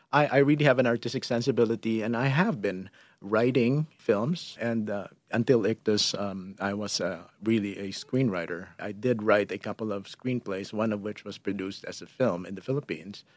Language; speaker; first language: English; non-native, local second language; Filipino